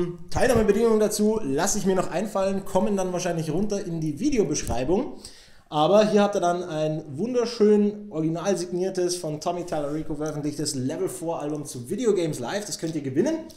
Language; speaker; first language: German; native; German